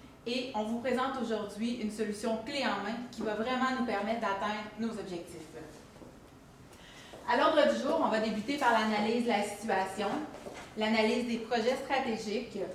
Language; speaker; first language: French; native; French